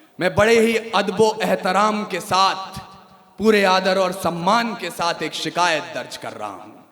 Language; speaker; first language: Hindi; native; Hindi